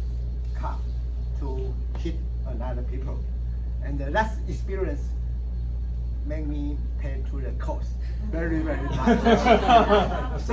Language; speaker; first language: English; non-native, learner; Chinese